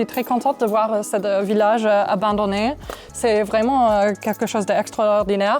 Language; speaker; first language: French; non-native, fluent; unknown